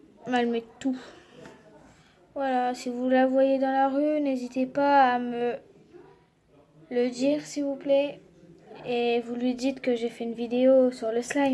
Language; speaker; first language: French; native; French